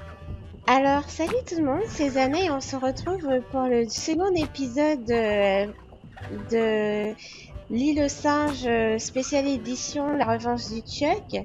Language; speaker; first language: French; native; French